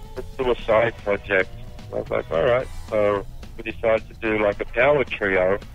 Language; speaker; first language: English; native; English